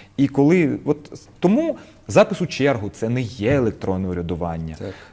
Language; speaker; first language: Ukrainian; non-native, local second language; Russian